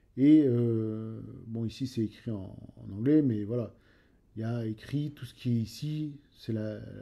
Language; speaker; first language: French; native; French